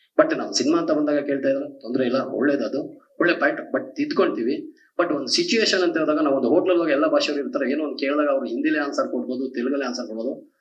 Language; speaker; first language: Kannada; native; Kannada